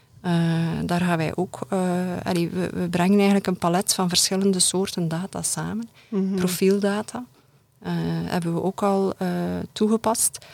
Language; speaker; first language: Dutch; native; Dutch